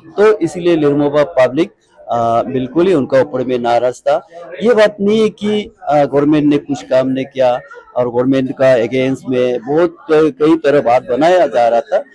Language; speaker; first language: Hindi; non-native, local second language; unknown